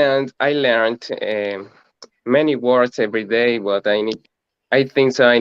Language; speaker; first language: English; non-native, learner; Spanish